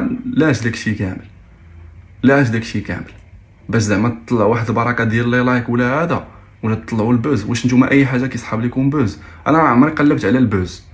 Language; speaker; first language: Arabic; native; Arabic